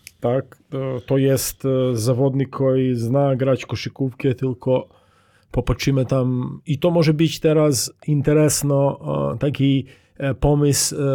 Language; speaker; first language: Polish; non-native, learner; Croatian